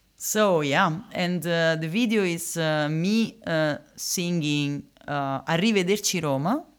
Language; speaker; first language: English; non-native, fluent; Italian